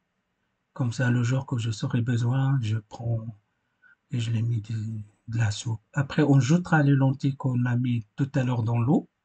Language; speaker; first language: French; non-native, fluent; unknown